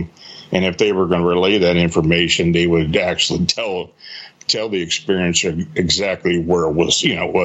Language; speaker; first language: English; native; English